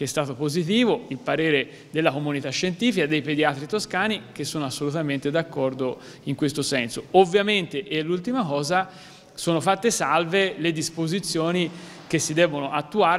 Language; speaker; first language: Italian; native; Italian